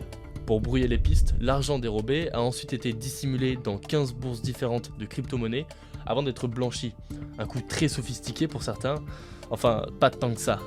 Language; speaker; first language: French; native; French